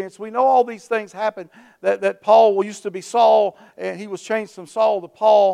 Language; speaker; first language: English; native; English